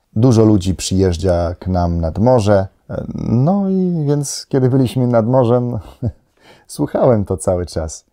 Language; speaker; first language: Polish; non-native, fluent; Slovenian